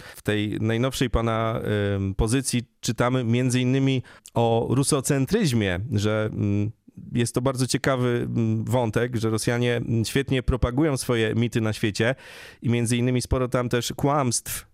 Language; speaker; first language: Polish; native; Polish